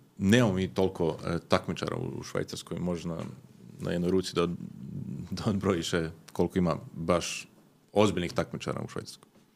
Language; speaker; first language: Serbian; early bilingual, heritage; Serbian